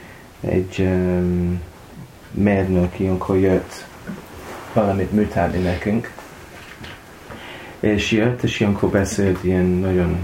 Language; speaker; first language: Hungarian; non-native, learner; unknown